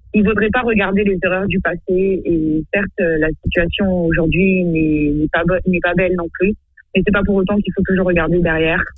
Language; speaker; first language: French; non-native, local second language; Malagasy